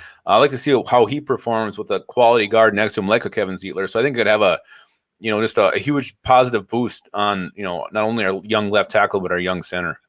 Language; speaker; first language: English; native; English